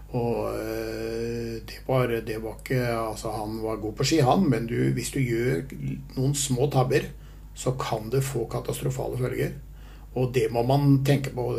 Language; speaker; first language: Norwegian; native; Norwegian